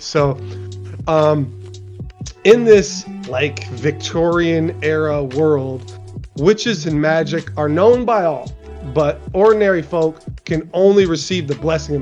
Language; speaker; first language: English; native; English